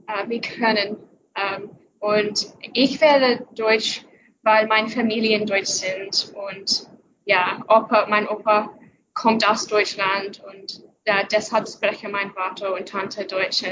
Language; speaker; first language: German; non-native, learner; English